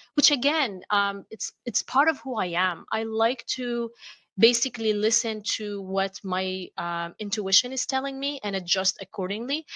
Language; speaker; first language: English; non-native, fluent; Arabic